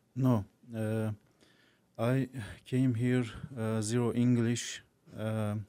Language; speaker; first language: English; non-native, learner; Turkish